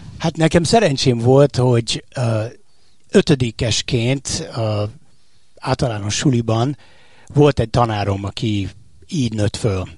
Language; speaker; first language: Hungarian; non-native, fluent; English